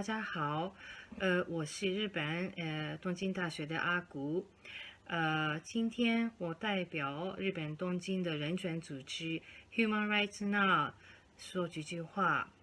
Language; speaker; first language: Chinese; non-native, fluent; Japanese